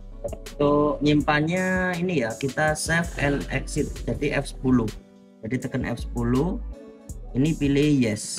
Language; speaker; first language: Indonesian; native; Indonesian